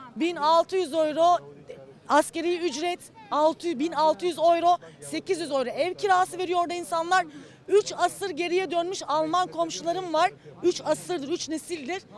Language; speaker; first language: Turkish; native; Turkish